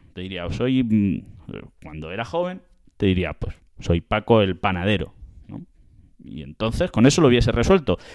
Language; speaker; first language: Spanish; native; Spanish